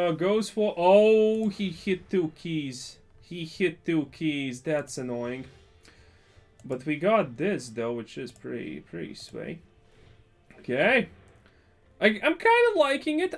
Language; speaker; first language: English; non-native, fluent; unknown